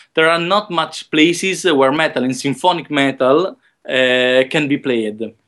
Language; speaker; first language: English; non-native, learner; Italian